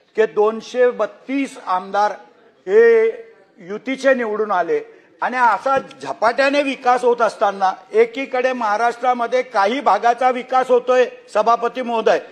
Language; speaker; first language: Marathi; native; Marathi